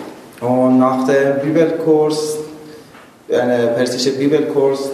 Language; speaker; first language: German; non-native, learner; Persian